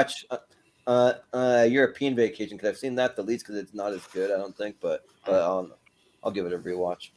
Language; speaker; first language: English; native; English